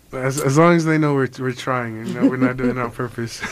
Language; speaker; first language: English; native; English